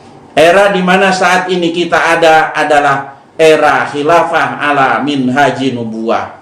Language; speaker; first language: Indonesian; native; Indonesian